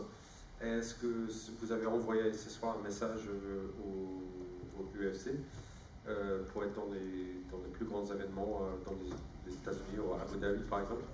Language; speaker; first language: French; non-native, fluent; English